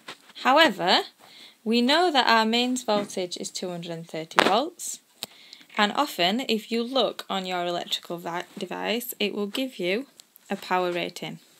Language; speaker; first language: English; native; English